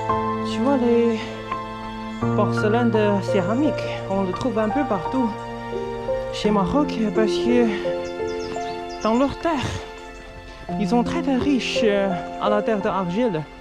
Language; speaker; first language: French; non-native, fluent; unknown